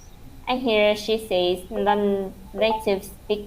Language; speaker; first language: English; non-native, learner; Vietnamese